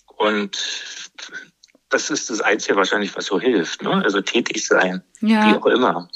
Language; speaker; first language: German; native; German